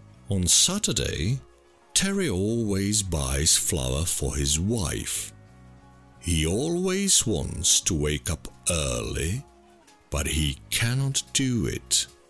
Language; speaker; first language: English; non-native, fluent; Czech